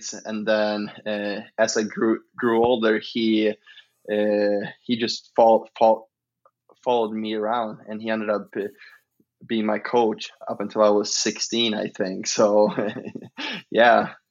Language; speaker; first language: English; non-native, fluent; Swedish